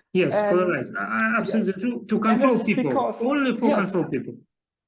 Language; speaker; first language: English; non-native, learner; Russian